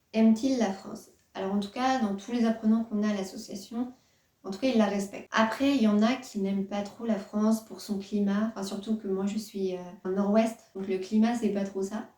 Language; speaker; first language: French; native; French